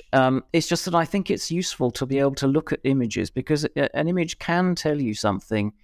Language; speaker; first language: English; native; English